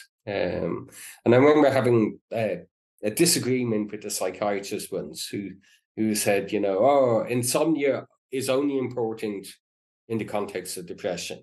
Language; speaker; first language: English; native; English